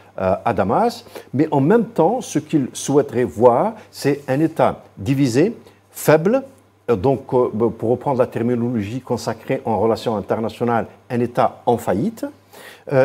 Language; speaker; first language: French; non-native, local second language; Arabic